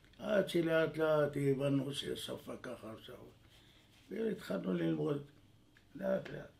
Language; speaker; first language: Hebrew; non-native, fluent; French